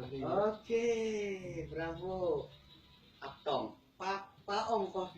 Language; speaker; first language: French; non-native, learner; Indonesian